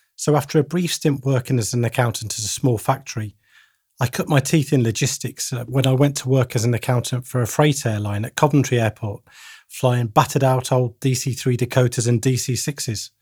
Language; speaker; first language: English; native; English